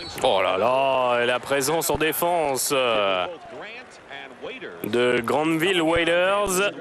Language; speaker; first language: French; native; French